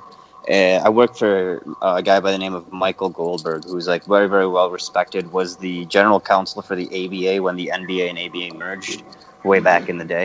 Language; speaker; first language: English; native; English